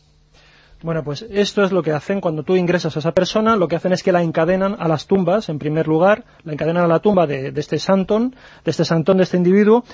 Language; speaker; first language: Spanish; native; Spanish